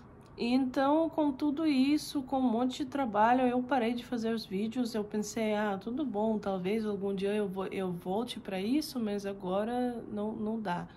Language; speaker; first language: Portuguese; non-native, fluent; Russian